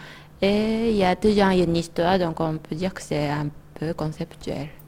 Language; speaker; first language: French; non-native, fluent; Japanese